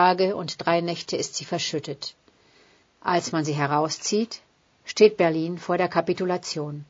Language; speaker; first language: German; native; German